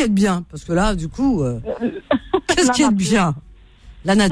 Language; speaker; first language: French; native; French